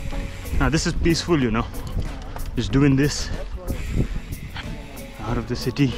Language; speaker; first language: English; non-native, local second language; Nepali